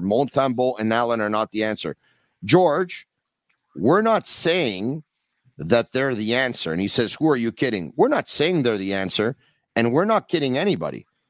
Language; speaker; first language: English; native; English